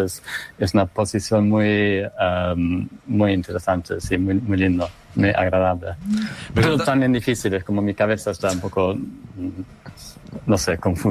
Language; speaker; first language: Spanish; non-native, fluent; English